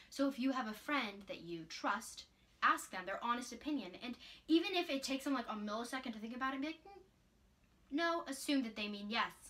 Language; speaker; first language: English; native; English